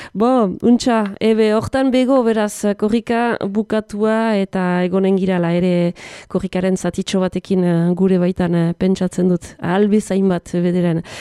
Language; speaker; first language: Basque; native; Basque